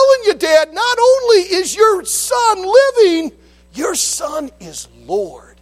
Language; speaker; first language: English; native; English